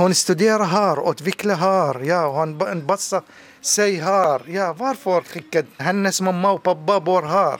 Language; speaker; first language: Swedish; non-native, learner; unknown